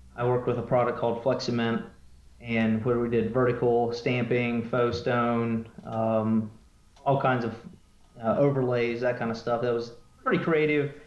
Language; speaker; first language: English; native; English